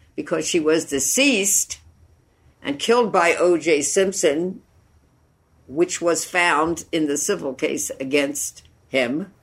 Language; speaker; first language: English; native; English